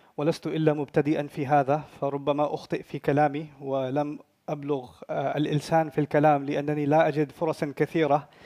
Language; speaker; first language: Arabic; non-native, fluent; Urdu